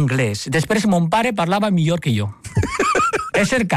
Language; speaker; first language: Catalan; non-native, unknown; Chinese